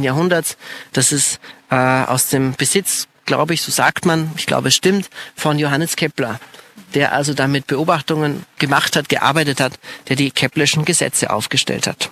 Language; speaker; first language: German; native; German